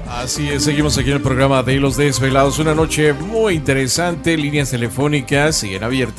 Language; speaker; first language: Spanish; native; Spanish